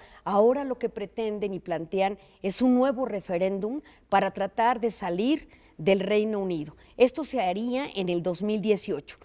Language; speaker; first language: Spanish; native; Spanish